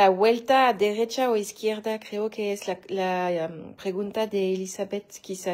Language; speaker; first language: Spanish; non-native, learner; French